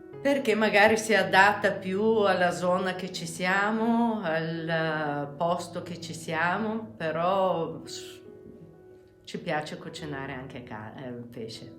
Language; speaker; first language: Italian; non-native, fluent; Bulgarian